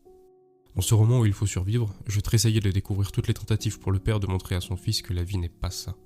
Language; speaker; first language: French; native; French